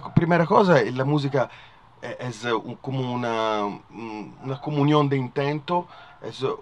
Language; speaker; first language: Spanish; non-native, learner; Italian